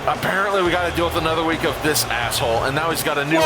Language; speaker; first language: English; native; English